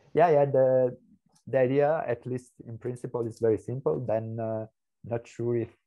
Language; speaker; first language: English; non-native, fluent; Italian